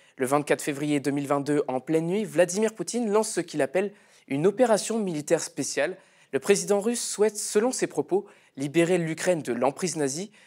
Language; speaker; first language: French; native; French